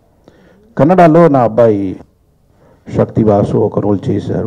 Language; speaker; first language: Telugu; non-native, fluent; Tamil